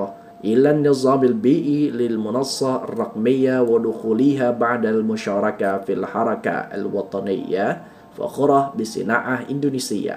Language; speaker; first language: Arabic; non-native, fluent; Indonesian